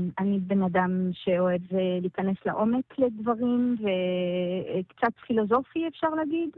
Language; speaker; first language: Hebrew; non-native, fluent; French